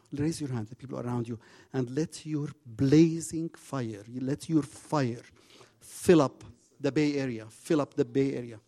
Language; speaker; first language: English; non-native, fluent; Arabic